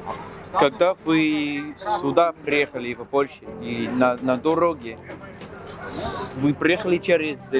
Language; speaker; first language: Russian; non-native, fluent; Spanish